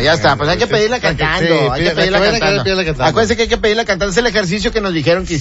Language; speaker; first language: Spanish; native; Spanish